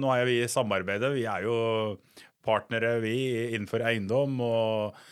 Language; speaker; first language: Norwegian; early bilingual, other home language; Arabic